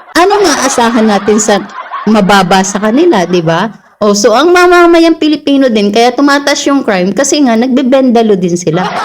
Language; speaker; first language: Filipino; non-native, local second language; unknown